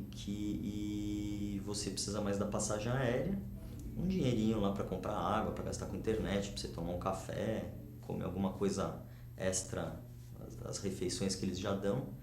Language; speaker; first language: Portuguese; native; Portuguese